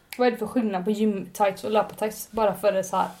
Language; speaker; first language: Swedish; native; Swedish